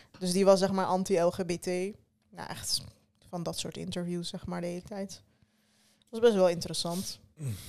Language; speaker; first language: Dutch; early bilingual, other home language; Turkish